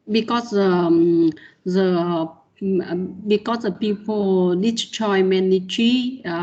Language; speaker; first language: English; non-native, learner; Vietnamese